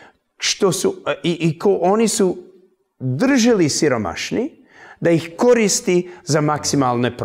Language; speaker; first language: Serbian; early bilingual, heritage; English